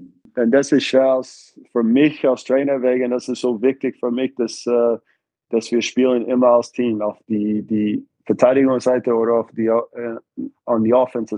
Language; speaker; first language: German; non-native, fluent; English